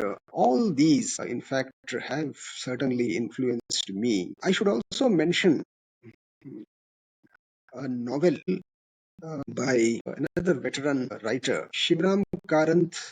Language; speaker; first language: English; non-native, local second language; Kannada